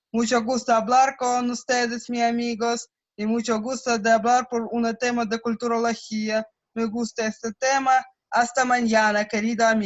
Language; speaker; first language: Spanish; non-native, learner; Russian